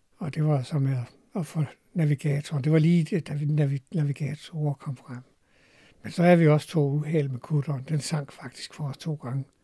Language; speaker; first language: Danish; native; Danish